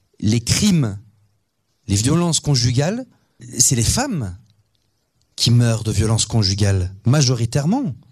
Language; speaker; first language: French; native; French